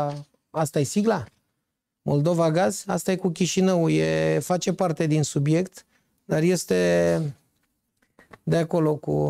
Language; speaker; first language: Romanian; native; Romanian